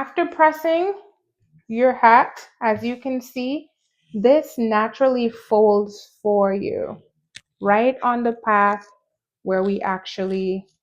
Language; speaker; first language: English; native; English